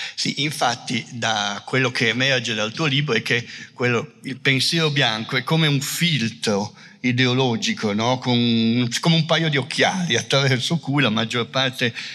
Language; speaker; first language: Italian; native; Italian